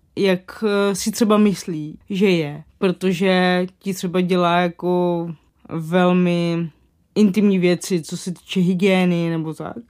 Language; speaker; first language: Czech; native; Czech